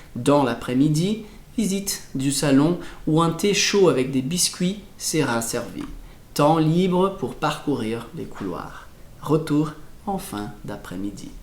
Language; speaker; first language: French; non-native, fluent; Portuguese